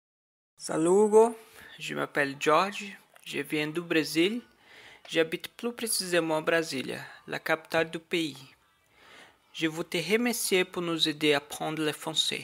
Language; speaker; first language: French; non-native, learner; Portuguese